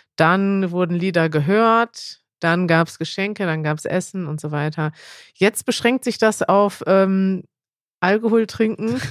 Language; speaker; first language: German; native; German